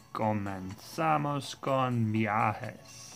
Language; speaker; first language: Spanish; non-native, learner; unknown